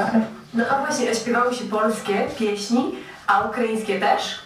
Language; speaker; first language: Polish; early bilingual, heritage; Polish